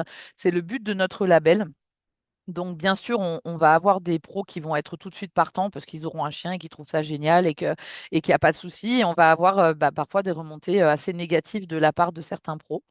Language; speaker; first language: French; native; French